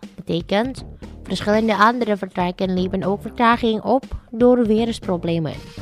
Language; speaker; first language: Dutch; non-native, fluent; Indonesian